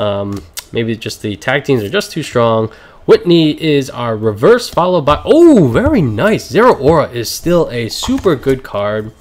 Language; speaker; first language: English; native; English